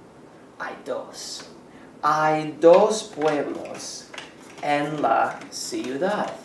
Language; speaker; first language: Spanish; non-native, fluent; English